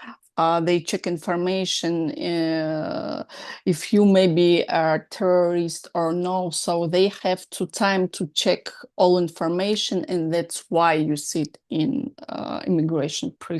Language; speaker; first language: English; non-native, learner; Russian